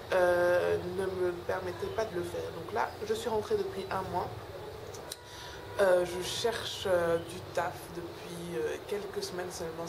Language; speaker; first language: French; non-native, local second language; Wolof